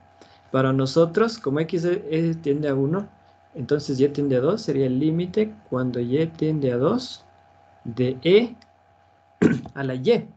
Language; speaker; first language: Spanish; native; Spanish